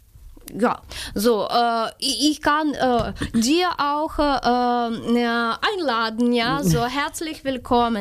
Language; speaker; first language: German; non-native, learner; Ukrainian